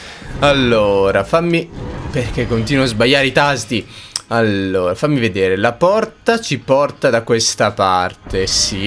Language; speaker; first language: Italian; native; Italian